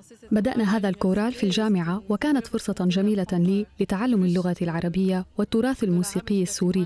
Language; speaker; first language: Arabic; non-native, fluent; French